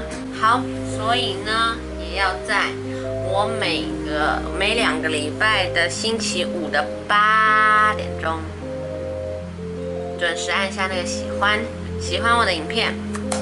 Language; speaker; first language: Chinese; native; Chinese